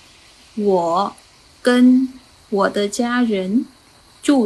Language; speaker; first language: Chinese; non-native, fluent; Khmer